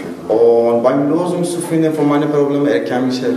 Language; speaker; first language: German; non-native, learner; Persian